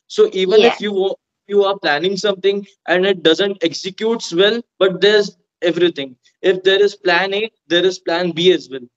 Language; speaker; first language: English; non-native, local second language; Hindi